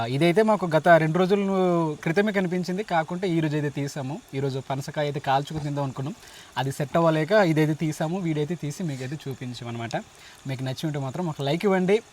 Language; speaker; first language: Telugu; non-native, local second language; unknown